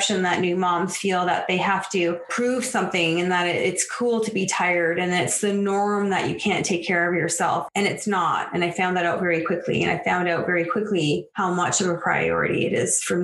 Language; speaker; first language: English; native; English